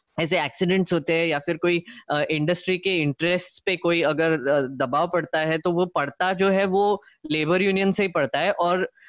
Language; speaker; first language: Hindi; non-native, local second language; Marathi